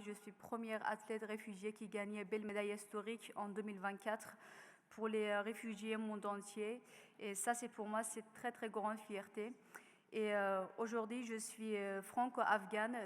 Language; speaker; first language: French; non-native, learner; Persian